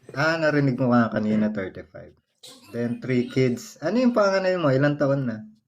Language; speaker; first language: Filipino; non-native, local second language; Pampanga